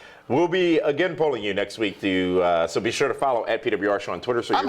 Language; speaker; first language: English; native; English